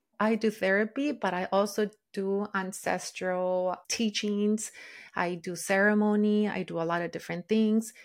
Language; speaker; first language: English; early bilingual, other home language; Spanish